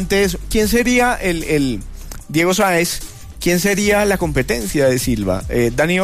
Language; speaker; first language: Spanish; native; Spanish